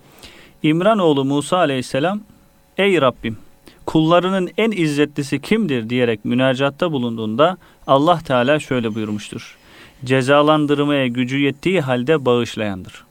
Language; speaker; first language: Turkish; native; Turkish